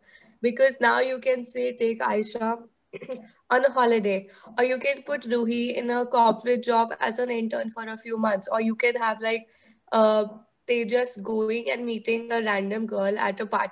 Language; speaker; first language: English; non-native, local second language; Hindi